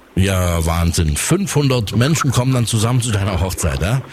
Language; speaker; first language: German; native; German